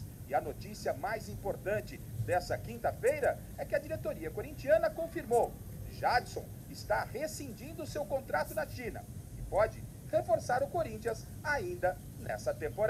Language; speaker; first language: Portuguese; native; Portuguese